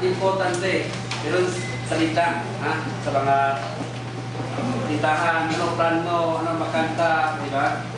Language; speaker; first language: Filipino; non-native, learner; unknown